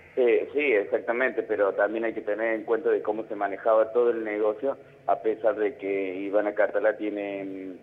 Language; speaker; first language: Spanish; native; Spanish